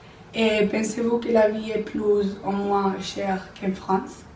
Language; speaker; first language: French; non-native, learner; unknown